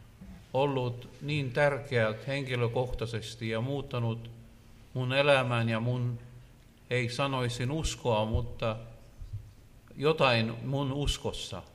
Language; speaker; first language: Finnish; non-native, learner; Russian